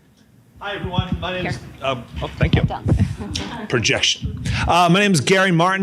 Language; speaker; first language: English; native; English